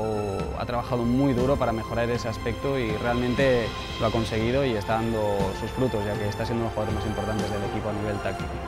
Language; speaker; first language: Spanish; native; Spanish